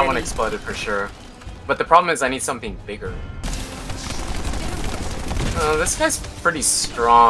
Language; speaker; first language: English; native; English